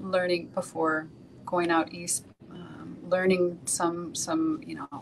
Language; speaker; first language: English; native; English